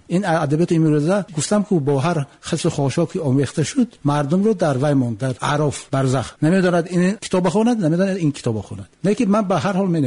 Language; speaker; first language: Tajik; native; Tajik